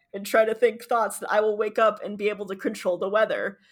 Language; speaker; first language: English; native; English